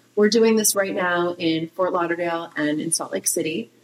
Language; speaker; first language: English; native; English